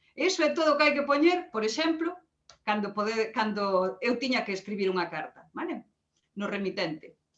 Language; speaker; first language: Galician; native; Galician